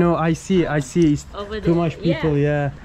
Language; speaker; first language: English; non-native, learner; Turkish